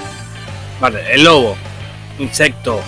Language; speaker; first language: Spanish; native; Spanish